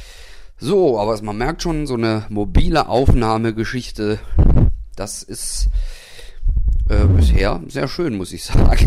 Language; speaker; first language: German; native; German